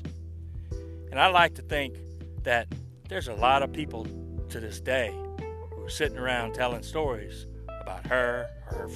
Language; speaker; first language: English; native; English